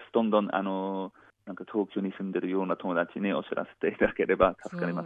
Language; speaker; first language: Japanese; non-native, fluent; English